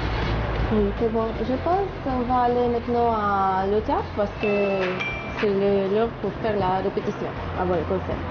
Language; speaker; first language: French; non-native, learner; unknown